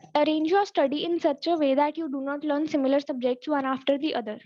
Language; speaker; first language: English; non-native, local second language; Punjabi